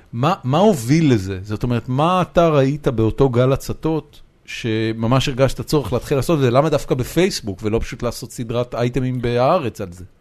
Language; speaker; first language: Hebrew; native; Hebrew